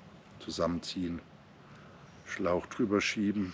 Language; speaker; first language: German; native; German